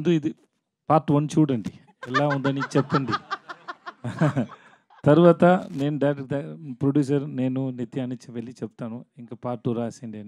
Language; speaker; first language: Telugu; non-native, learner; Tamil